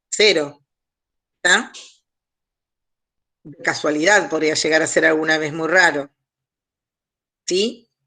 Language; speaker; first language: Spanish; native; Spanish